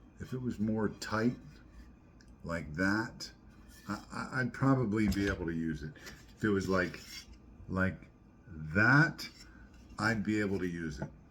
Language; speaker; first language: English; native; English